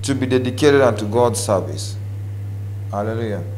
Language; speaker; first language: English; non-native, local second language; Swahili